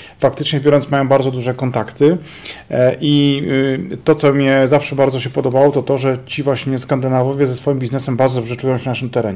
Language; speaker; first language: Polish; native; Polish